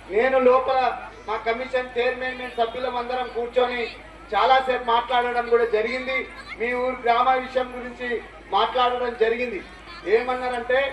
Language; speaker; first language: Telugu; non-native, local second language; Lambadi